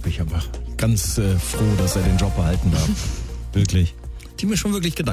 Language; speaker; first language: German; native; German